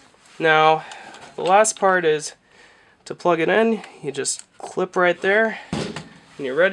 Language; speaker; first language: English; native; English